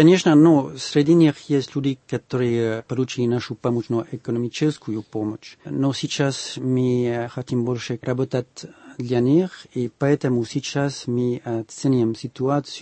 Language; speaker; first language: Russian; non-native, fluent; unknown